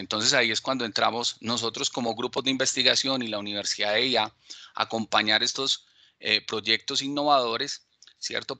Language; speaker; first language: Spanish; native; Spanish